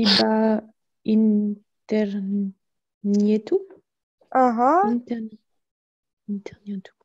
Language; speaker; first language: Russian; non-native, learner; French